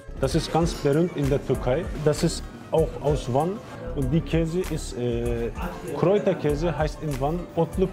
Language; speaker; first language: German; non-native, learner; Turkish